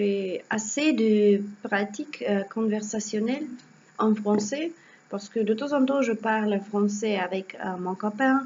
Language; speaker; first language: French; non-native, learner; Russian